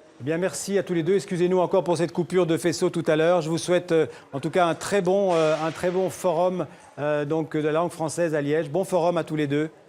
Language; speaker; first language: French; native; French